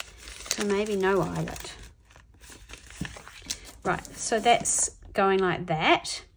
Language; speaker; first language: English; native; English